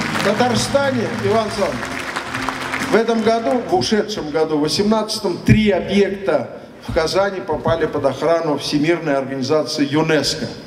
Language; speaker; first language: Russian; non-native, local second language; Tatar